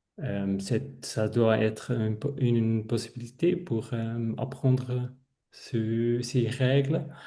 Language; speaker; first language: French; non-native, local second language; Swiss German